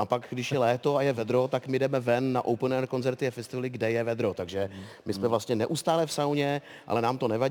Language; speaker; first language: Czech; native; Czech